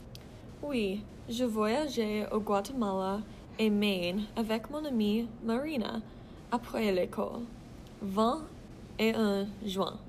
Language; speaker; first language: French; non-native, learner; English